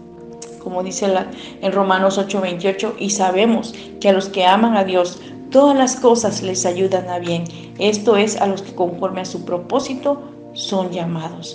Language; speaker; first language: Spanish; native; Spanish